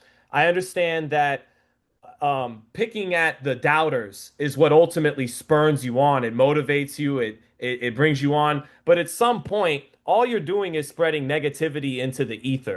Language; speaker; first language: English; native; English